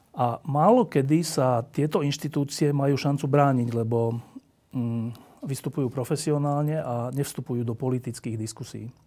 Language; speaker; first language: Slovak; native; Slovak